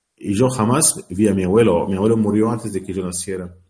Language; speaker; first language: Spanish; non-native, learner; Arabic